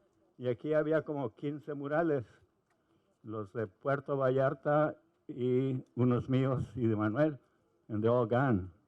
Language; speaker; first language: Spanish; early bilingual, heritage; Spanish